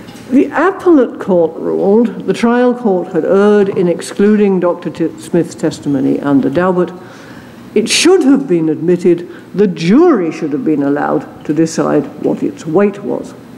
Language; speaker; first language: English; native; English